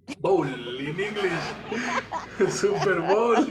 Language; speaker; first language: English; non-native, fluent; Spanish